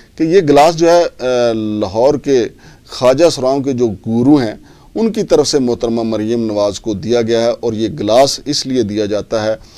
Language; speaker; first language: Urdu; native; Urdu